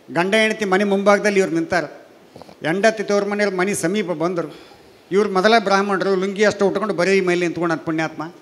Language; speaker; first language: Kannada; native; Kannada